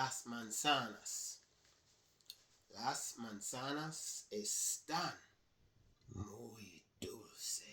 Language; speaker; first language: Spanish; non-native, learner; English